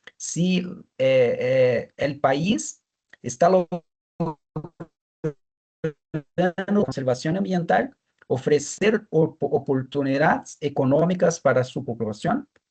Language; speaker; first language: Spanish; non-native, fluent; Portuguese